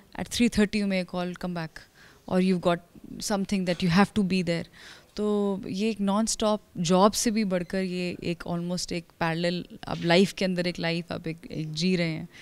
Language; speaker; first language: Hindi; native; Hindi